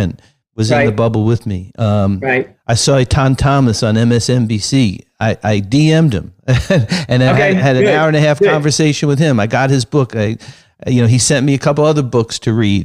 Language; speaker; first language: English; native; English